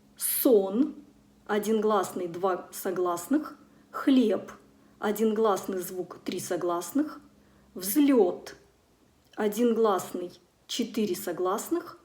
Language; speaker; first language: Russian; native; Russian